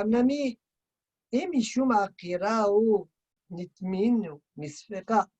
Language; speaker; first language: French; native; French